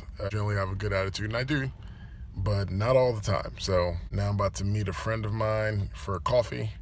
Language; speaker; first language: English; native; English